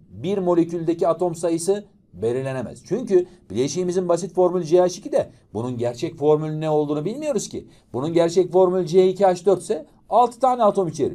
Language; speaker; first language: Turkish; native; Turkish